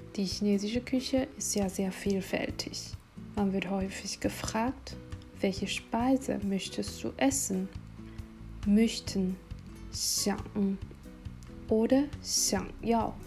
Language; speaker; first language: German; non-native, fluent; Chinese